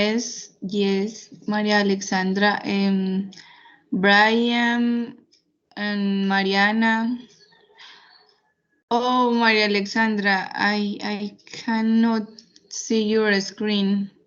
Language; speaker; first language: English; non-native, fluent; Spanish